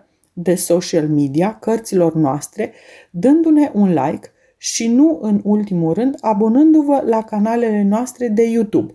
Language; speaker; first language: Romanian; native; Romanian